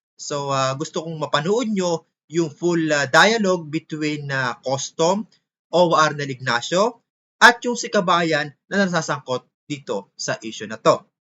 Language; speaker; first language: Filipino; native; Filipino